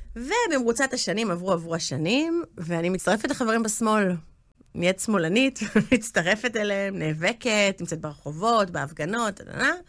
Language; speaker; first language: Hebrew; early bilingual, other home language; English